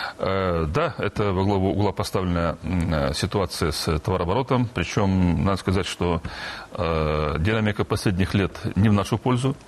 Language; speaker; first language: Russian; non-native, local second language; Romanian